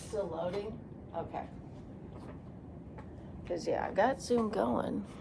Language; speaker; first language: English; native; English